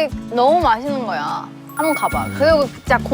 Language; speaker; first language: Korean; non-native, fluent; Chinese